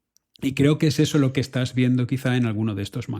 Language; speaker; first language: Spanish; native; Spanish